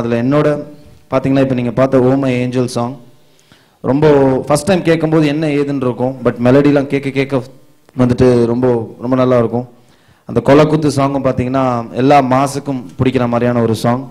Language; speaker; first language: Tamil; native; Tamil